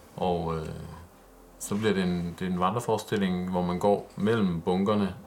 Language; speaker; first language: Danish; native; Danish